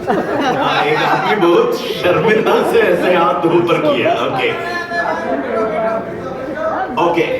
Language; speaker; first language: Hindi; non-native, learner; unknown